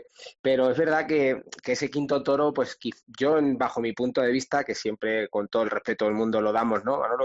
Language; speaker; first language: Spanish; native; Spanish